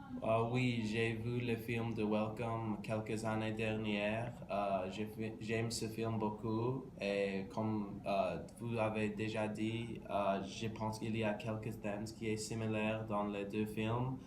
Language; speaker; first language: French; non-native, learner; English